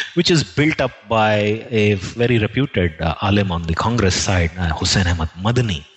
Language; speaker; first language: English; non-native, local second language; Telugu